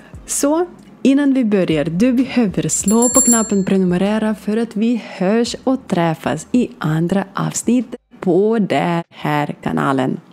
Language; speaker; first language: Swedish; non-native, learner; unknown